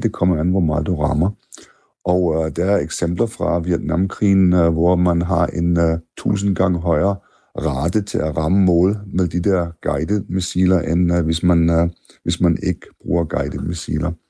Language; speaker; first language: Danish; non-native, fluent; German